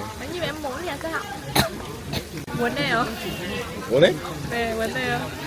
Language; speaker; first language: Korean; non-native, learner; Vietnamese